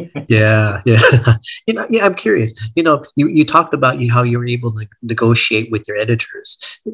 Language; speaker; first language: English; native; English